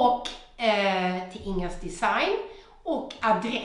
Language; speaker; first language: Swedish; native; Swedish